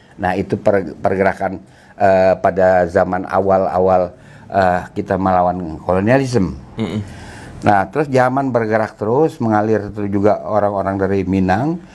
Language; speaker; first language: Indonesian; native; Indonesian